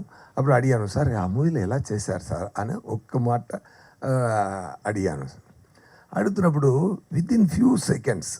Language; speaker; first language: Telugu; non-native, local second language; Tamil